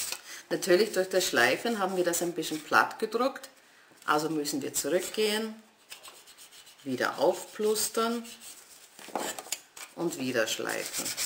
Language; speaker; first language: German; non-native, fluent; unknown